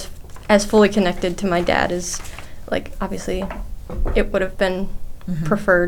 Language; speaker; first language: English; native; English